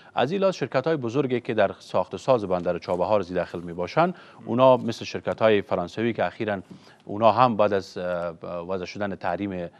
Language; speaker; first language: Persian; native; Persian